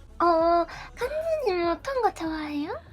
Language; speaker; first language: Korean; non-native, learner; Japanese